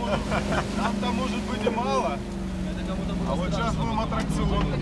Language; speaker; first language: Russian; native; Russian